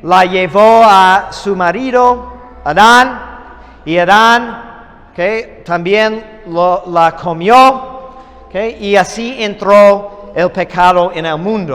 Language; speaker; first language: Spanish; non-native, fluent; English